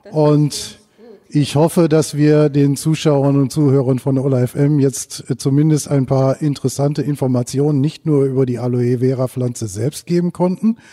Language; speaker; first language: German; native; German